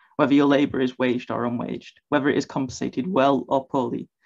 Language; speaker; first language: English; native; English